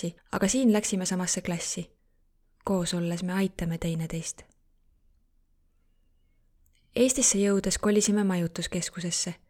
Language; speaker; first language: Estonian; non-native, learner; Arabic